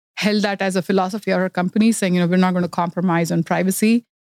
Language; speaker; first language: English; non-native, local second language; Kannada